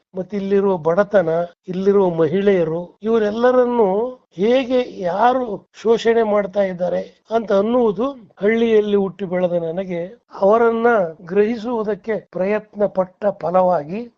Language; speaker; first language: Kannada; native; Kannada